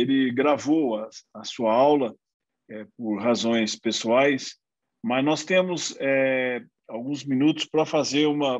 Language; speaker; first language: Portuguese; non-native, learner; Spanish